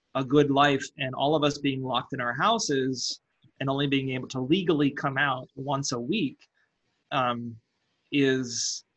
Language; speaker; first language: English; native; English